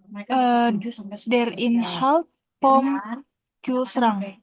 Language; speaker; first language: German; non-native, learner; Indonesian